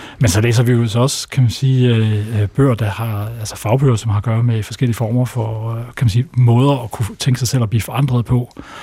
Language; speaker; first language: Danish; native; Danish